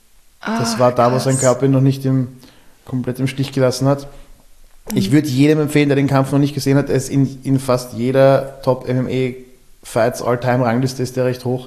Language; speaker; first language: German; native; German